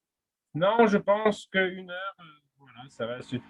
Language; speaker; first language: French; non-native, fluent; Russian